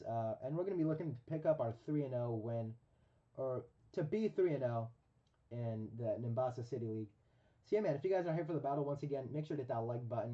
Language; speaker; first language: English; native; English